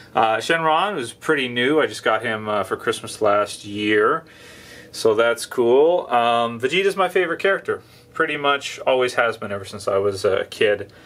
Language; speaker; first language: English; native; English